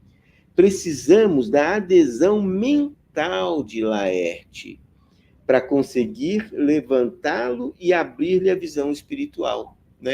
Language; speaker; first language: Portuguese; native; Portuguese